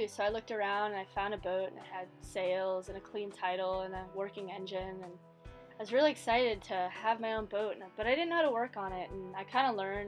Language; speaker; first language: English; native; English